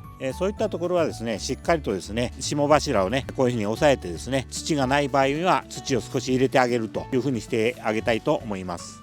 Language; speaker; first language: Japanese; native; Japanese